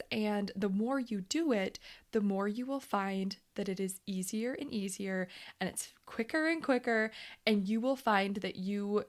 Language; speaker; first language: English; native; English